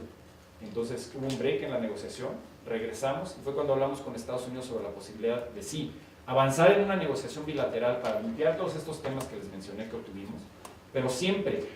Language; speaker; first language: Spanish; native; Spanish